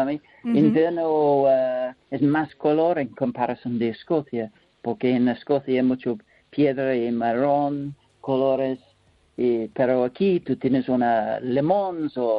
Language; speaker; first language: Spanish; non-native, learner; English